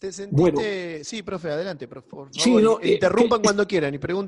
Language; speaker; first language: Spanish; native; Spanish